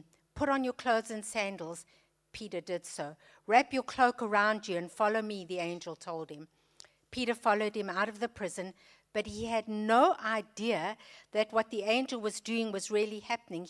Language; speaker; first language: English; native; English